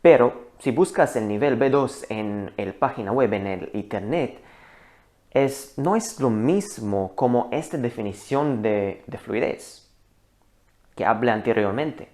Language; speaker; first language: Spanish; non-native, learner; Hebrew